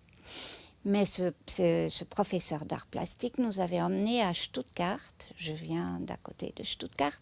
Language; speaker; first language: French; non-native, fluent; German